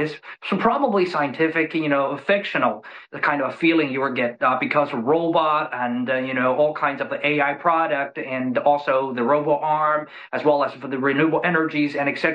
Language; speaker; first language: English; non-native, fluent; Chinese